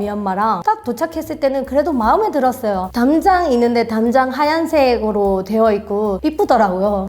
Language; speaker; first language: Korean; non-native, fluent; Burmese